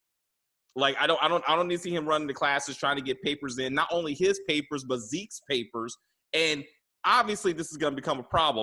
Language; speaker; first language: English; native; English